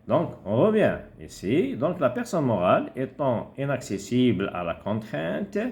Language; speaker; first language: French; non-native, local second language; Arabic